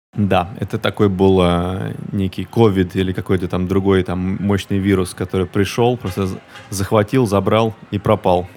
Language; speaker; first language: Russian; native; Russian